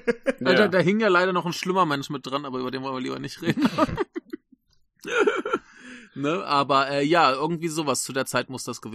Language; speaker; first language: German; native; German